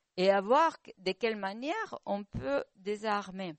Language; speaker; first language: French; non-native, fluent; Spanish